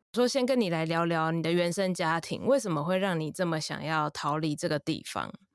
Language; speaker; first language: Chinese; native; Chinese